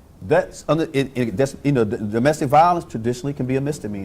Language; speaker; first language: English; native; English